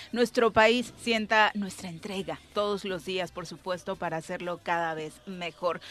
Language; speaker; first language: Spanish; native; Spanish